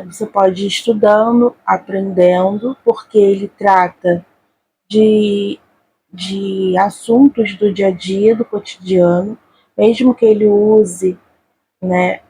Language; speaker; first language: Portuguese; native; Portuguese